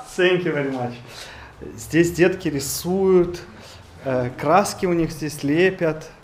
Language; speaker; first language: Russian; native; Russian